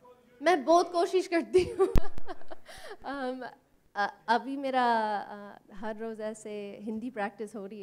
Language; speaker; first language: Hindi; non-native, learner; English